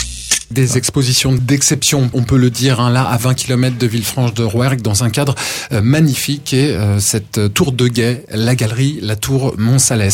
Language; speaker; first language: French; native; French